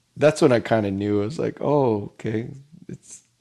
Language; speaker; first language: English; native; English